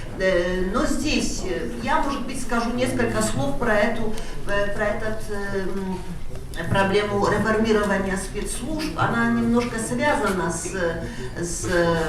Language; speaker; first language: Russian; non-native, fluent; Polish